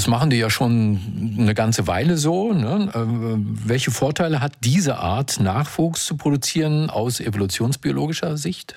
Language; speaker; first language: German; native; German